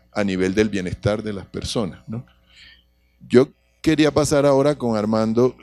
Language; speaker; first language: Spanish; native; Spanish